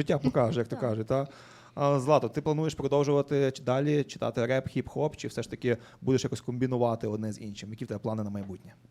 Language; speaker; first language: Ukrainian; native; Ukrainian